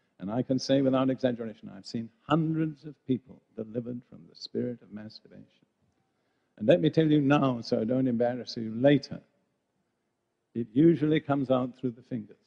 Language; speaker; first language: English; native; English